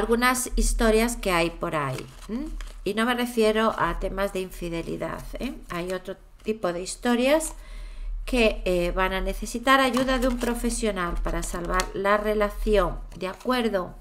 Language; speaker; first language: Spanish; native; Spanish